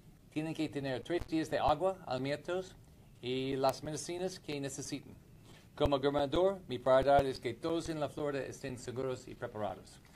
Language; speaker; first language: Spanish; non-native, learner; English